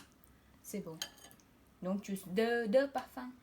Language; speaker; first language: French; non-native, learner; Khmer